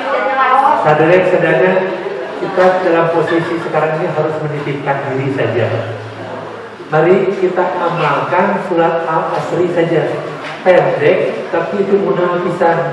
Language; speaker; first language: Indonesian; non-native, local second language; Sundanese